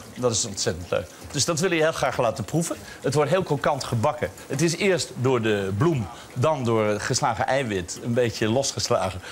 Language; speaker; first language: Dutch; native; Dutch